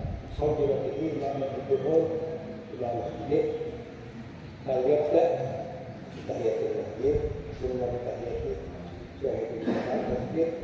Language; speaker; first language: Arabic; non-native, fluent; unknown